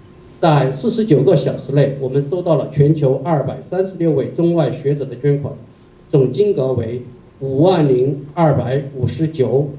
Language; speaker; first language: Chinese; native; Chinese